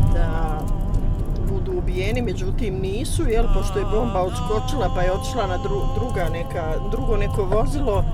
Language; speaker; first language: Bosnian; native; Bosnian